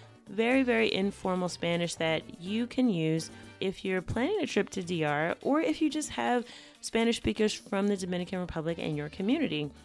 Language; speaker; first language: English; native; English